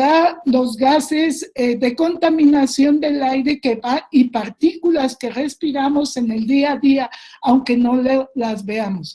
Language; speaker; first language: Spanish; native; Spanish